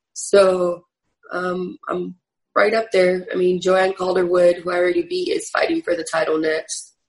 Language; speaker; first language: English; native; English